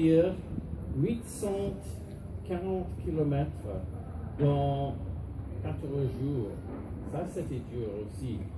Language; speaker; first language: French; non-native, fluent; English